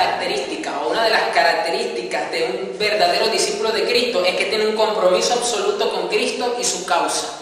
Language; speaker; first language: Spanish; native; Spanish